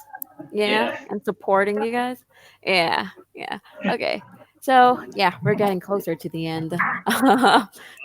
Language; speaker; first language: English; non-native, fluent; Khmer